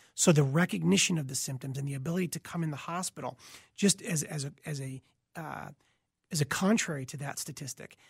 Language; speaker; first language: English; native; English